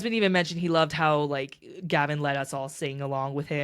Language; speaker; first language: English; native; English